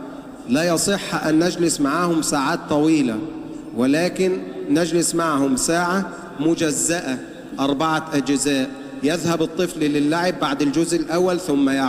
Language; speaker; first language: Arabic; native; Arabic